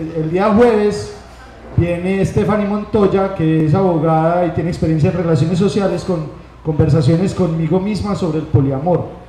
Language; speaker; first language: Spanish; native; Spanish